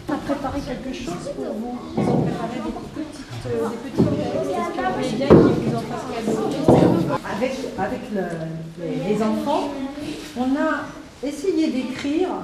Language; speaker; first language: French; native; French